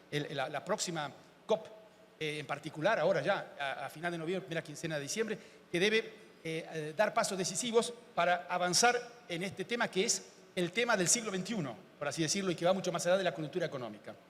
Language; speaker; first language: Spanish; native; Spanish